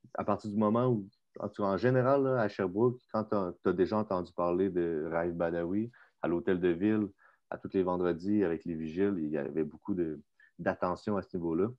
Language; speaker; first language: French; native; French